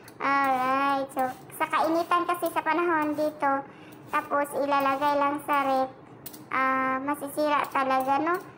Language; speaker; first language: Filipino; non-native, local second language; Cebuano